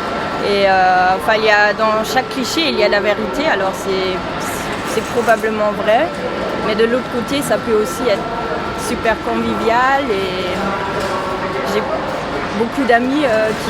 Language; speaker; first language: French; non-native, fluent; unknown